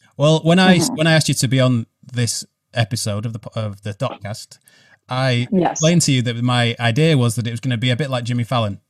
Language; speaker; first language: English; native; English